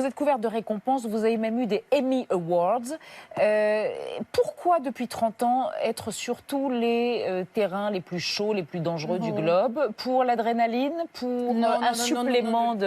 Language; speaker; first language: French; native; French